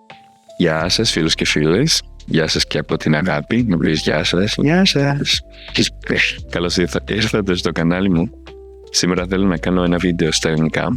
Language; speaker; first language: Greek; non-native, fluent; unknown